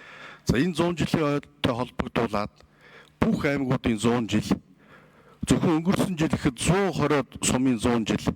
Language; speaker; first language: Mongolian; native; Mongolian